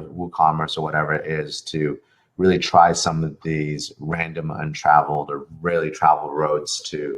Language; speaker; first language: English; native; English